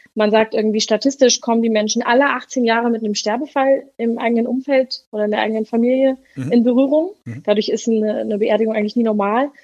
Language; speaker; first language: German; native; German